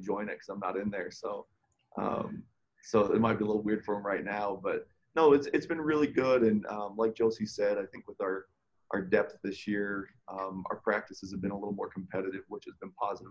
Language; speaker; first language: English; native; English